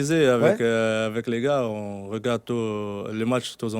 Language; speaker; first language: French; non-native, local second language; Arabic